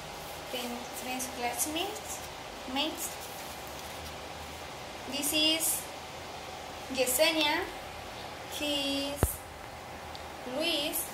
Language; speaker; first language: English; non-native, learner; Spanish